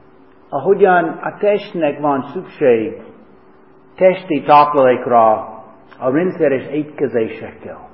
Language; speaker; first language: Hungarian; non-native, fluent; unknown